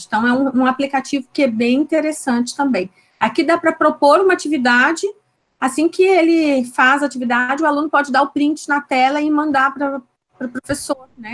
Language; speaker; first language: Portuguese; native; Portuguese